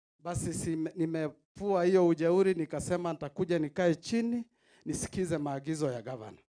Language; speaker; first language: Swahili; non-native, local second language; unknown